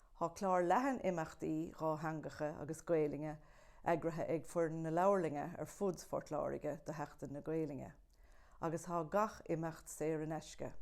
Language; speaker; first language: Irish; native; Irish